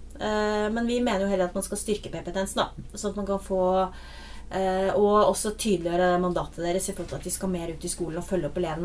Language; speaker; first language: Norwegian; native; Norwegian